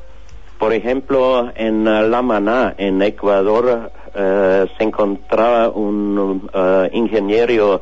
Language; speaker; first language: Spanish; non-native, learner; German